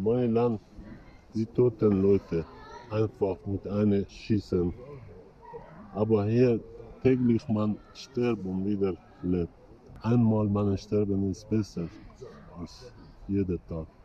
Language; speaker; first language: German; non-native, learner; Persian